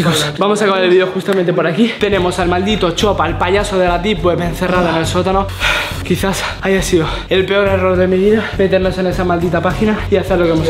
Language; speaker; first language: Spanish; native; Spanish